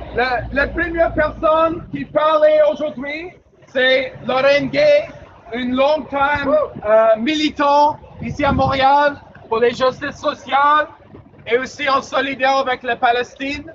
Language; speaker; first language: French; non-native, learner; English